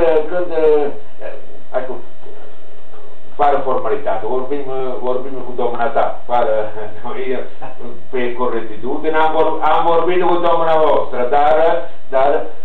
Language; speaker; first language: Romanian; non-native, learner; Italian